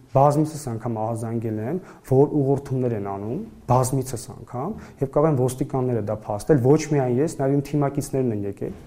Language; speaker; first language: Armenian; native; Armenian